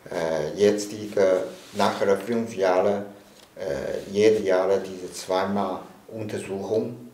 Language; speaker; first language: German; non-native, learner; Chinese